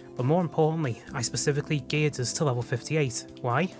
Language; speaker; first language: English; native; English